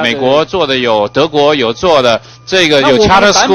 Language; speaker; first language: Chinese; native; Chinese